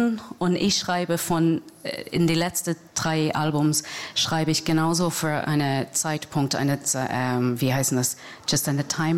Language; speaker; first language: German; non-native, fluent; English